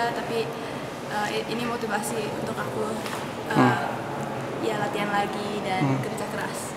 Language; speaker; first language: Indonesian; early bilingual, heritage; English